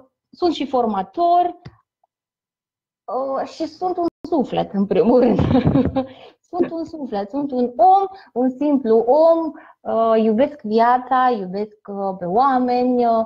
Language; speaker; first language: Romanian; non-native, fluent; Russian